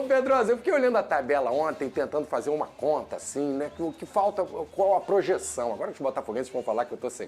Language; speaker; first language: Portuguese; native; Portuguese